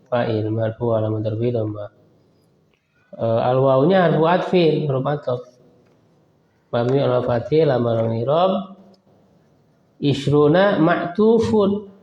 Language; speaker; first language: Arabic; non-native, fluent; Indonesian